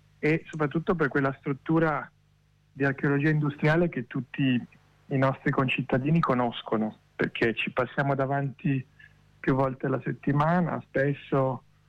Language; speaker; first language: Italian; native; Italian